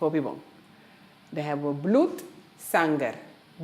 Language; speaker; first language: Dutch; non-native, local second language; Papiamento